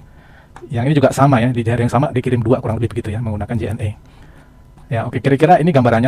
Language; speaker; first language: Indonesian; native; Indonesian